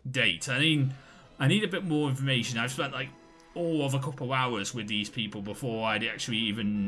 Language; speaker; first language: English; native; English